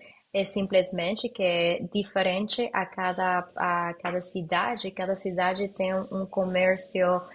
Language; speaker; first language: Portuguese; non-native, learner; Spanish